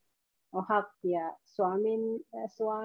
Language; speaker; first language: Finnish; non-native, learner; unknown